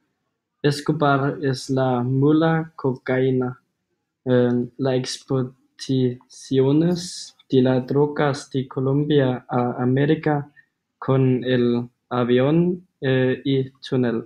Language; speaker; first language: Spanish; non-native, learner; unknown